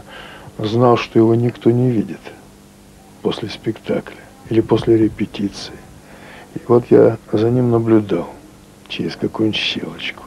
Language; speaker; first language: Russian; native; Russian